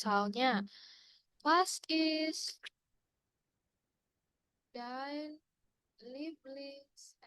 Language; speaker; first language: German; non-native, learner; Indonesian